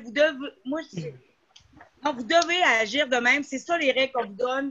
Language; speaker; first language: French; native; French